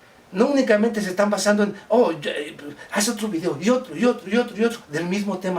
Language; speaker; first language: Spanish; native; Spanish